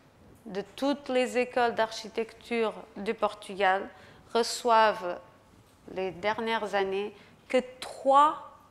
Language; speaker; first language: French; non-native, fluent; Portuguese